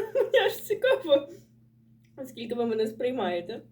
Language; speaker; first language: Ukrainian; non-native, local second language; Russian